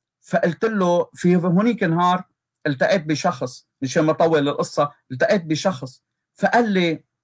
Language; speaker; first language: Arabic; native; Arabic